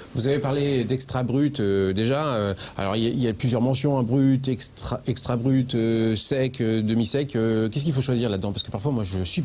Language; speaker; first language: French; native; French